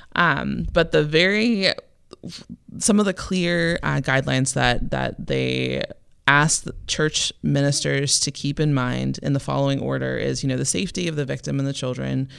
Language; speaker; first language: English; native; English